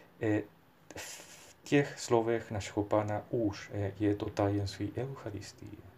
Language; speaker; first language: Czech; non-native, fluent; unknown